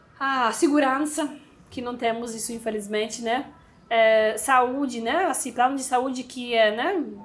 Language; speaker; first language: Portuguese; non-native, fluent; Polish